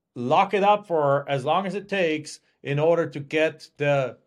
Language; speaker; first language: English; non-native, fluent; German